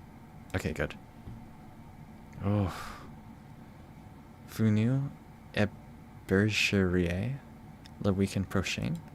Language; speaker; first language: French; non-native, learner; English